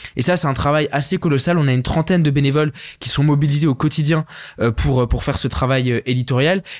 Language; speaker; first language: French; native; French